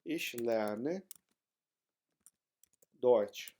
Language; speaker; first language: German; non-native, fluent; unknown